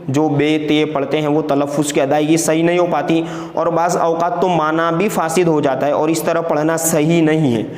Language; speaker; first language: Urdu; native; Urdu